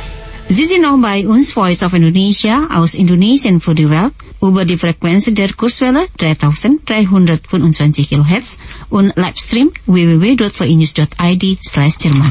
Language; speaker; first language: German; non-native, fluent; Indonesian